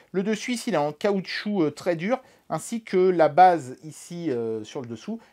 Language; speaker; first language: French; native; French